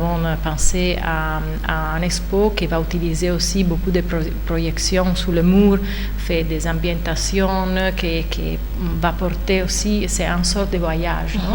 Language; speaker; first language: French; non-native, fluent; Italian